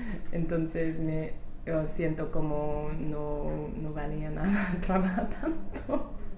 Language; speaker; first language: Spanish; non-native, fluent; English